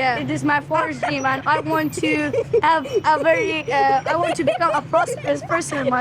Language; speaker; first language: English; non-native, learner; Persian